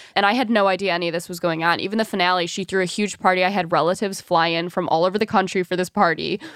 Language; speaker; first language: English; native; English